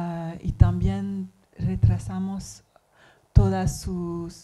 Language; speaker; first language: Spanish; non-native, learner; English